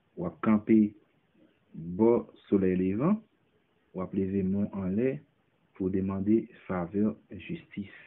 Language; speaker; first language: French; non-native, local second language; Haitian Creole